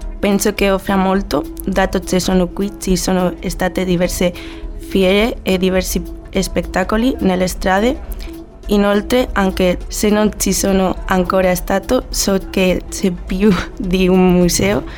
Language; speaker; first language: Italian; non-native, learner; Spanish